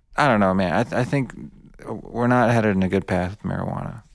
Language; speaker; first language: English; early bilingual, other home language; Bosnian